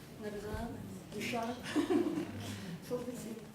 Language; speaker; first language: French; native; French